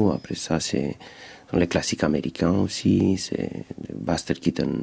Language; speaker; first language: French; non-native, fluent; Romanian